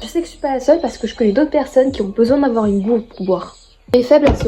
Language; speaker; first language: French; native; French